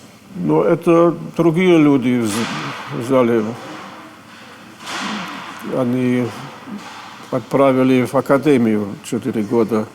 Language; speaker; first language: Russian; non-native, fluent; German